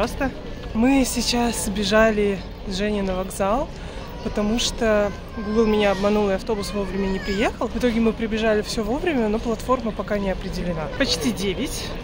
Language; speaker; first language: Russian; native; Russian